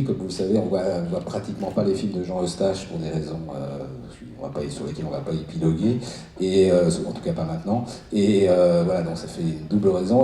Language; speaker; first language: French; native; French